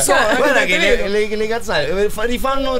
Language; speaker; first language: Italian; native; Italian